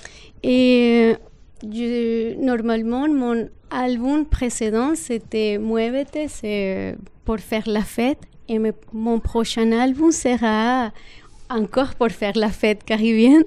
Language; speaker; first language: French; non-native, fluent; Spanish